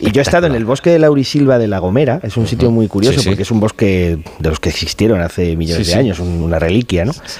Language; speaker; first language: Spanish; native; Spanish